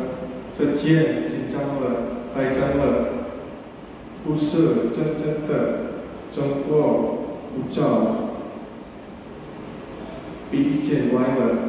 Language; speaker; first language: Chinese; non-native, learner; Indonesian